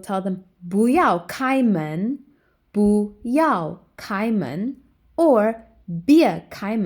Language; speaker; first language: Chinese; non-native, fluent; English